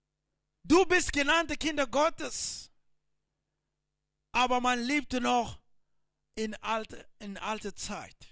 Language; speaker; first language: German; non-native, learner; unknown